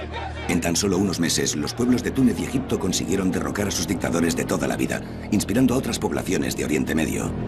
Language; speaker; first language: Spanish; native; Spanish